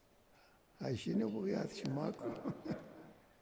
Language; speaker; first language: Arabic; native; Arabic